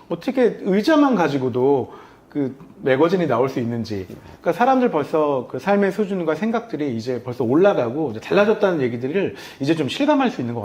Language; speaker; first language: Korean; native; Korean